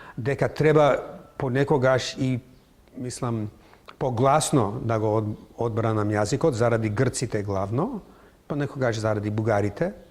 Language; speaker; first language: Macedonian; non-native, fluent; English